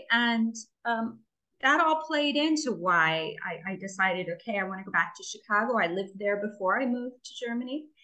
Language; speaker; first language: English; native; English